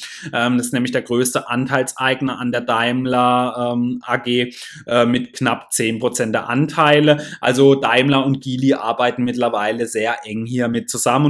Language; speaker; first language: German; native; German